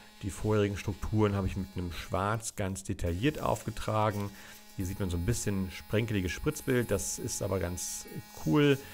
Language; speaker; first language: German; native; German